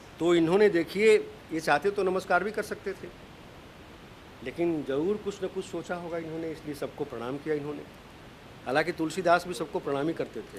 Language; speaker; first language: Hindi; native; Hindi